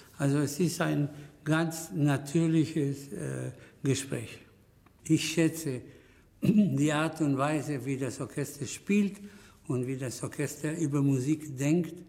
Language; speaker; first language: German; non-native, fluent; Spanish